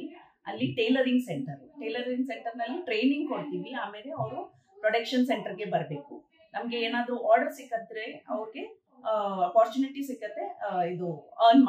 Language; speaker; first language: Kannada; non-native, local second language; Urdu